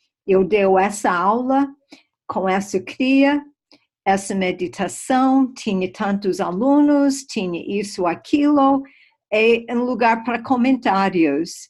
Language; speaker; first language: Portuguese; non-native, fluent; English